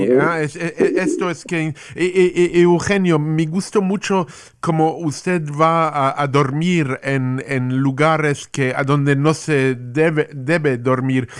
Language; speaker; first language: Spanish; non-native, learner; English